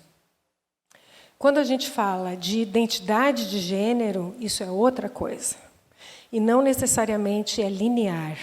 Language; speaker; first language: Portuguese; native; Portuguese